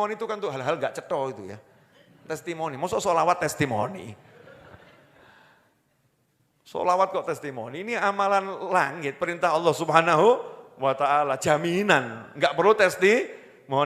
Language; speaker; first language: Indonesian; native; Indonesian